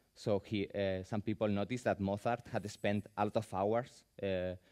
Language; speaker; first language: English; non-native, fluent; Spanish